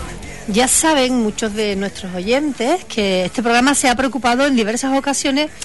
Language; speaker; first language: Spanish; native; Spanish